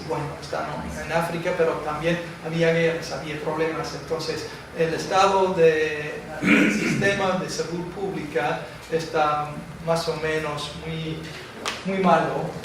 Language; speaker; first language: Spanish; non-native, fluent; English